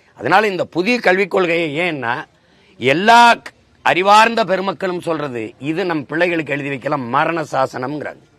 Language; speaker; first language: Tamil; native; Tamil